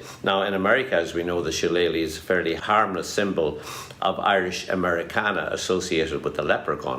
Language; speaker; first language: English; native; English